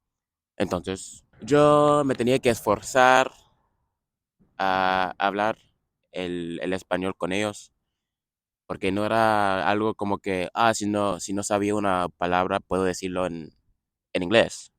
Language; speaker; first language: Spanish; non-native, fluent; English